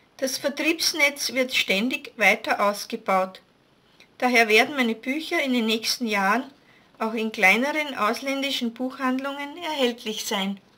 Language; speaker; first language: German; native; German